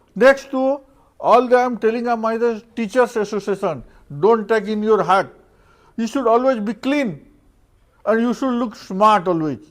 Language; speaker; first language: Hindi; non-native, local second language; Odia